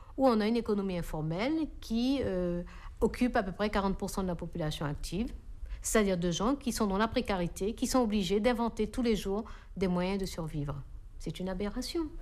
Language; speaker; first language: French; native; French